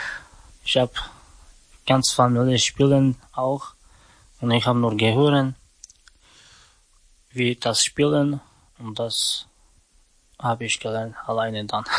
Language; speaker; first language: German; non-native, learner; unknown